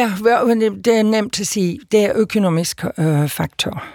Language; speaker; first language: Danish; non-native, fluent; English